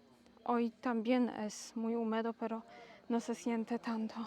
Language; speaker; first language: Spanish; non-native, learner; Polish